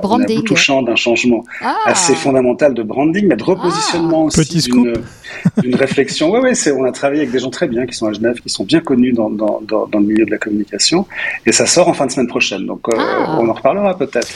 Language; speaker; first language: French; native; French